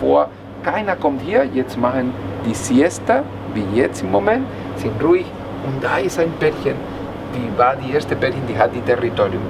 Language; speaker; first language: German; non-native, learner; Spanish